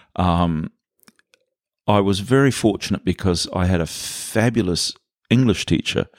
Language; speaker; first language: English; native; English